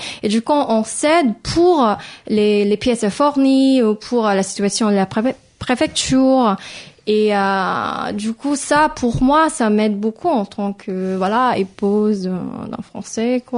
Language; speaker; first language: French; non-native, fluent; Filipino